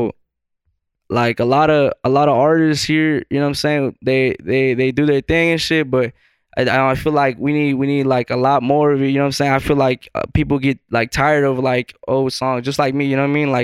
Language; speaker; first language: English; native; English